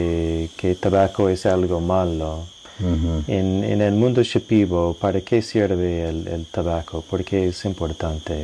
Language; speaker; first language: Spanish; non-native, fluent; English